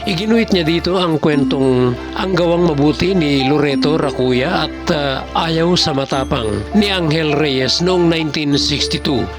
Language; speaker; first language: Filipino; native; Filipino